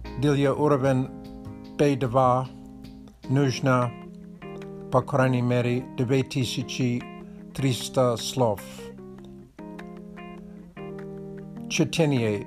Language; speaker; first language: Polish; non-native, learner; English